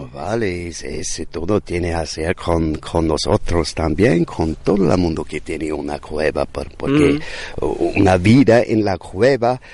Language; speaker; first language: Spanish; non-native, learner; German